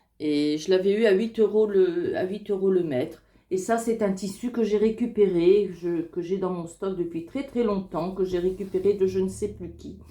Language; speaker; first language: French; native; French